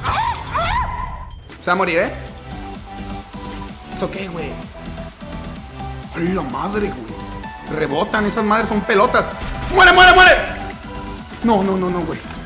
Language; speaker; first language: Spanish; native; Spanish